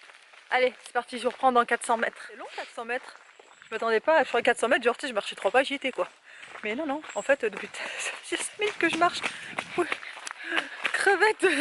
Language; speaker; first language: French; native; French